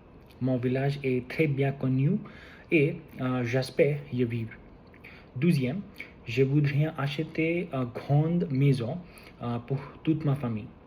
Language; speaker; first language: French; non-native, learner; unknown